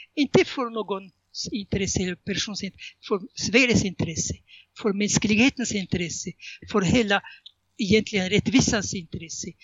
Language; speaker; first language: Swedish; non-native, fluent; Arabic